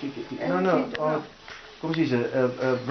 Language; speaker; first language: Spanish; early bilingual, heritage; Spanish